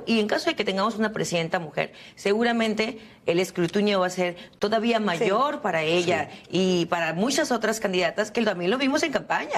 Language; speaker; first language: Spanish; native; Spanish